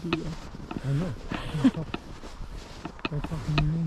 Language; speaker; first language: English; native; English